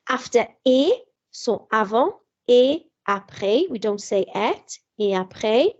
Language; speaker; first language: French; non-native, fluent; English